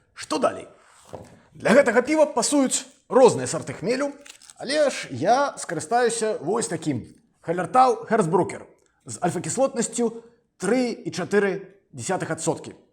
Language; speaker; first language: Belarusian; non-native, local second language; Russian